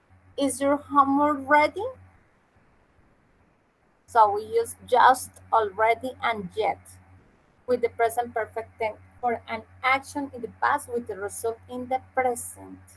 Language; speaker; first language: English; non-native, fluent; Spanish